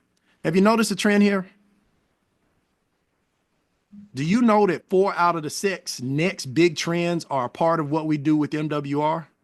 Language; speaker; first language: English; native; English